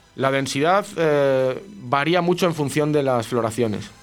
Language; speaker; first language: Spanish; native; Spanish